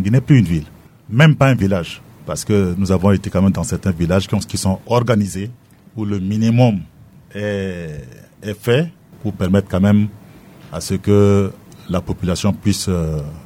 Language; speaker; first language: French; non-native, local second language; Sango